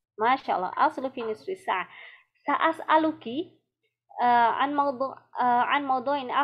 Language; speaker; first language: Arabic; non-native, fluent; Indonesian